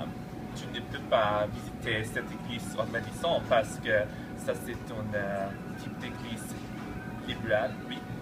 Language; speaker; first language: French; non-native, learner; English